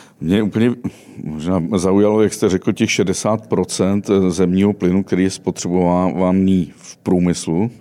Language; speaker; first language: Czech; native; Czech